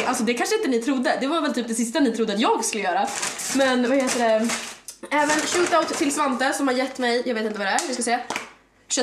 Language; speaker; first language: Swedish; native; Swedish